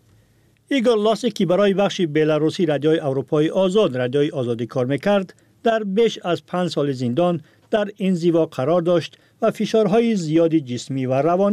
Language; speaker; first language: Persian; native; Persian